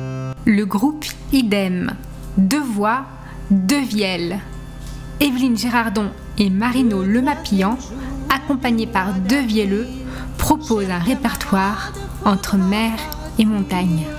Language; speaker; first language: French; native; French